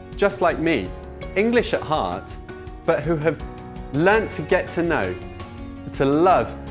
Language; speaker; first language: English; early bilingual, other home language; French